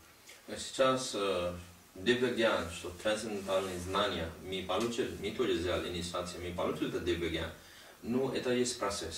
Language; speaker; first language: Russian; non-native, learner; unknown